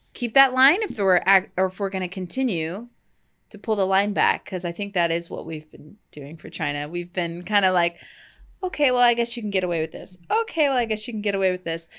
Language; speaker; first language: English; native; English